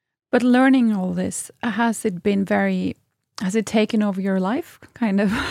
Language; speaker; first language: English; non-native, fluent; Norwegian